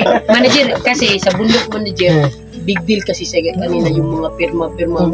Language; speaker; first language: Filipino; non-native, local second language; Cebuano